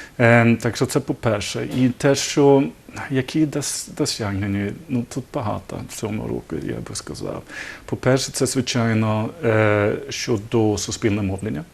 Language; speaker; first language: Ukrainian; non-native, learner; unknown